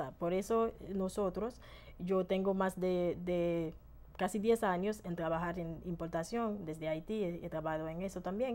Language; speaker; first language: Spanish; non-native, fluent; Haitian Creole